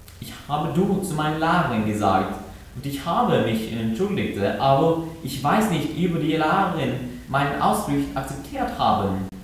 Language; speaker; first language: German; non-native, learner; Norwegian